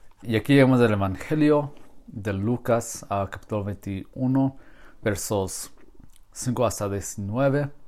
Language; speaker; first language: Spanish; non-native, learner; English